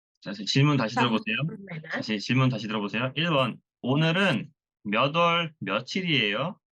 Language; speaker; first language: Korean; non-native, fluent; Thai